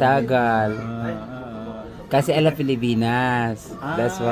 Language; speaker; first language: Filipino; non-native, learner; Arabic